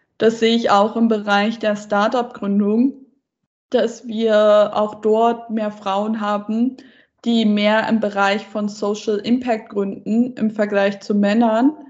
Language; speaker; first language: German; early bilingual, other home language; Persian